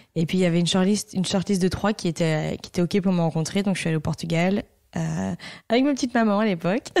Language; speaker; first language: French; native; French